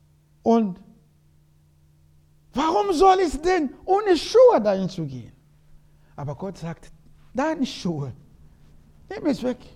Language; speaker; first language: German; non-native, learner; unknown